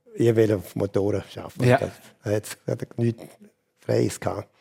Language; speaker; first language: German; native; German